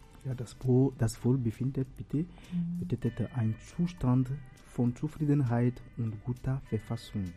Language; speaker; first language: German; non-native, learner; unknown